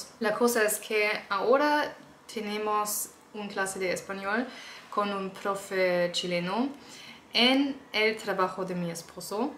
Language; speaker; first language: Spanish; non-native, learner; German